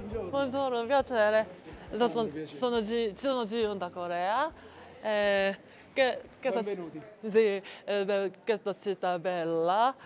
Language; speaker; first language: Italian; non-native, learner; Korean